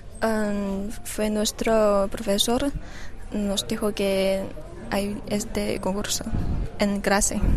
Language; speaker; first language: Spanish; non-native, learner; Chinese